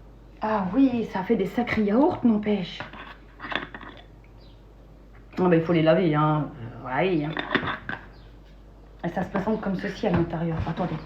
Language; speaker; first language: French; native; French